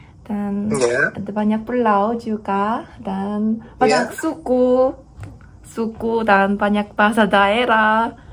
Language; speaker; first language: Indonesian; non-native, learner; Korean